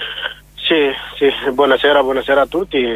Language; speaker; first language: Italian; non-native, learner; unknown